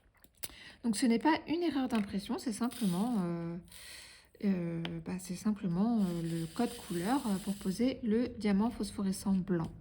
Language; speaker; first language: French; native; French